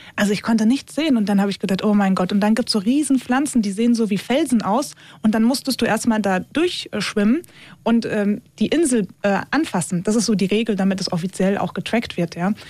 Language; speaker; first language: German; early bilingual, other home language; Turkish